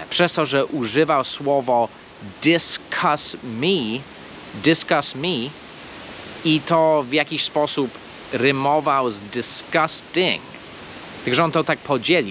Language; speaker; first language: Polish; non-native, fluent; English